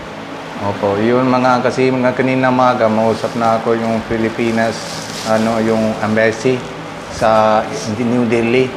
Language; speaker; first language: Filipino; non-native, learner; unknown